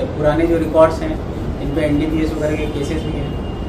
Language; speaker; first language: Hindi; non-native, local second language; Marathi